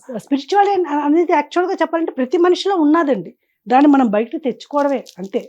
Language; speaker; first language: Telugu; native; Telugu